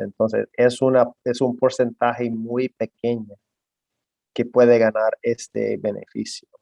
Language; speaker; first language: Spanish; non-native, fluent; English